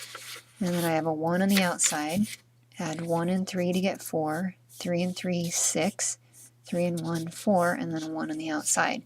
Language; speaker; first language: English; native; English